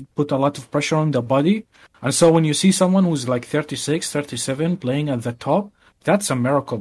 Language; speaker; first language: English; non-native, fluent; Arabic